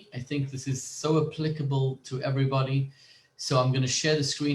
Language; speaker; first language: English; native; English